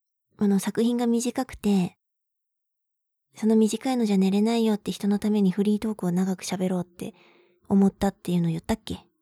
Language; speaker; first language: Japanese; native; Japanese